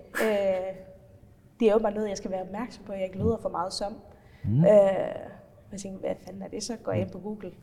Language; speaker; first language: Danish; non-native, fluent; Faroese